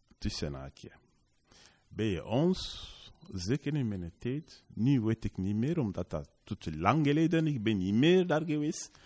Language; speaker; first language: Dutch; non-native, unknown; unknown